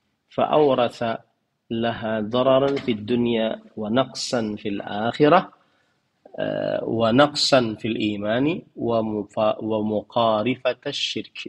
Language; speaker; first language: Arabic; non-native, fluent; Indonesian